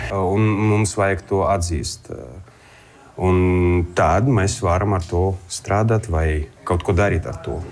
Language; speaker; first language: Latvian; non-native, local second language; Russian